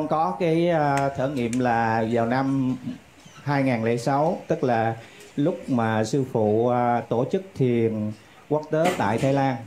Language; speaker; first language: Vietnamese; native; Vietnamese